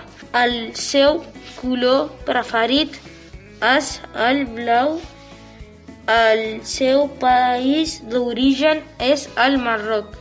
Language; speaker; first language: Catalan; non-native, learner; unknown